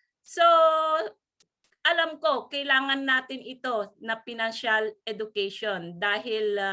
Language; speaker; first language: Filipino; non-native, local second language; Iloko